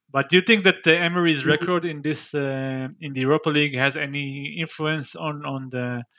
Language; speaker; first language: English; non-native, fluent; Hebrew